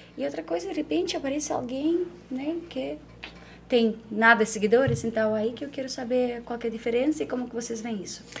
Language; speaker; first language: Portuguese; non-native, fluent; Ukrainian